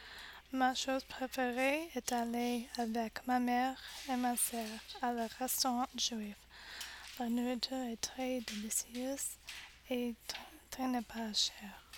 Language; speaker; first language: French; non-native, learner; English